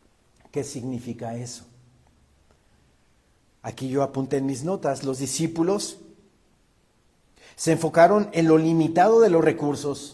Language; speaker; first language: Spanish; native; Spanish